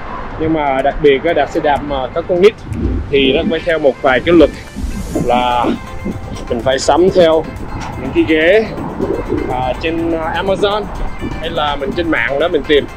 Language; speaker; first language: Vietnamese; early bilingual, heritage; Vietnamese